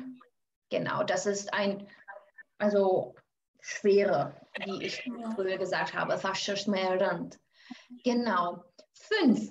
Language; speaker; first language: German; non-native, fluent; Albanian